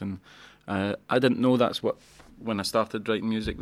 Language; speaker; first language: English; native; English